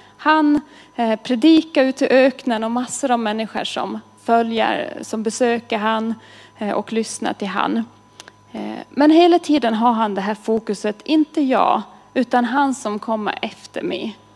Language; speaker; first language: Swedish; native; Swedish